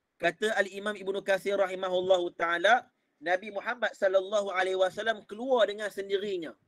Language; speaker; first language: Malay; native; Malay